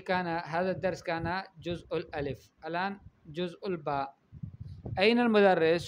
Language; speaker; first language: Arabic; non-native, fluent; Urdu